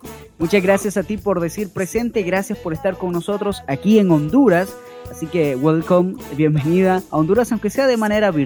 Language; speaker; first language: Spanish; native; Spanish